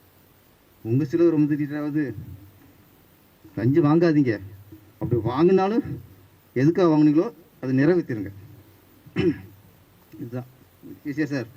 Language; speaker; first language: Tamil; native; Tamil